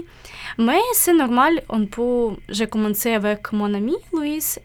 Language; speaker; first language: French; non-native, learner; Ukrainian